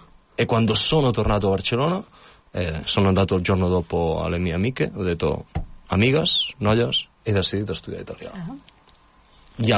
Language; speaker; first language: Italian; non-native, fluent; Catalan